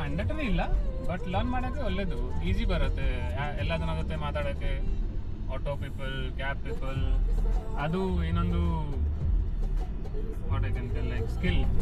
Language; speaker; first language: Kannada; non-native, learner; Odia